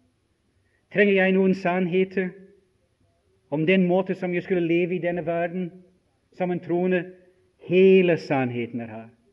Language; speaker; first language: Norwegian; non-native, fluent; English